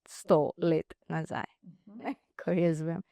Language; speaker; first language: Slovenian; non-native, learner; Divehi